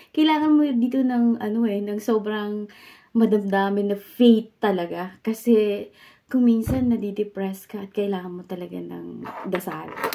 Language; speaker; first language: Filipino; native; Filipino